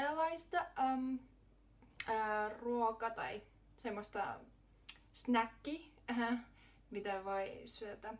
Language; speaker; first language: Finnish; non-native, learner; Estonian